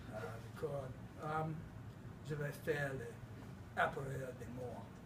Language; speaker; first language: French; non-native, learner; English